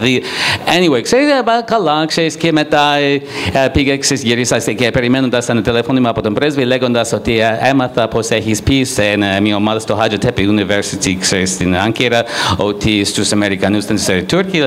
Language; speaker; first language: Greek; non-native, fluent; English